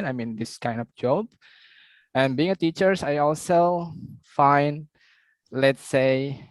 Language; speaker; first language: English; non-native, learner; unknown